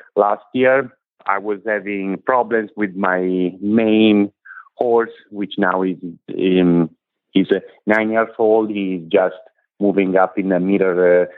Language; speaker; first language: English; non-native, fluent; Italian